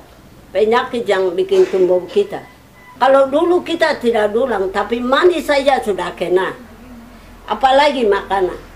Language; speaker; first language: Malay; non-native, local second language; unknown